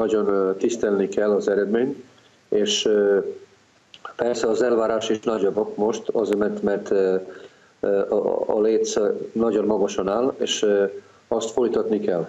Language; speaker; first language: Hungarian; non-native, fluent; Serbian